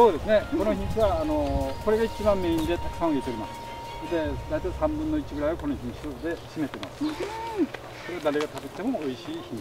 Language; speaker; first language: Japanese; native; Japanese